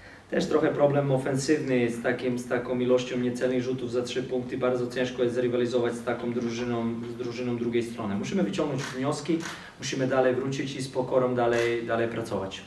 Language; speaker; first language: Polish; non-native, fluent; Serbian